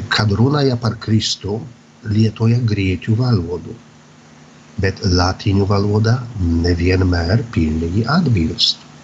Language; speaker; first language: Latvian; non-native, fluent; Polish